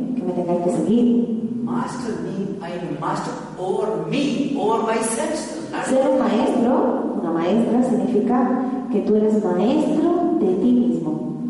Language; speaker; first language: Spanish; non-native, fluent; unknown